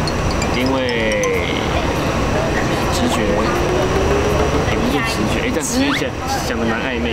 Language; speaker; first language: Chinese; native; Chinese